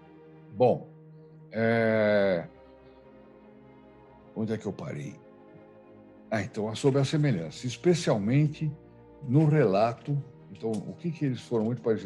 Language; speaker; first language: Portuguese; native; Portuguese